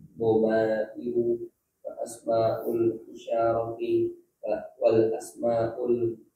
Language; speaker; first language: Arabic; non-native, learner; Indonesian